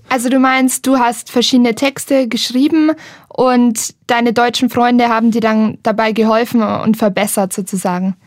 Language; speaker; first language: German; native; German